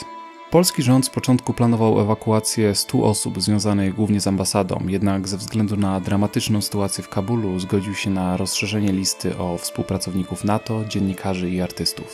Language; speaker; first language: Polish; native; Polish